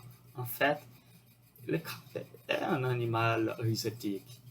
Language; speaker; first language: French; non-native, fluent; Portuguese